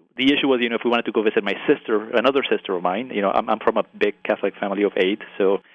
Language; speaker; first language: English; early bilingual, other home language; Spanish